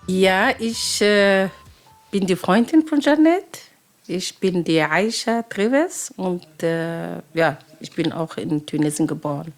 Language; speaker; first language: German; non-native, fluent; Arabic